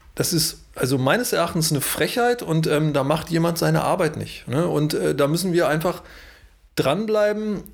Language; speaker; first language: German; native; German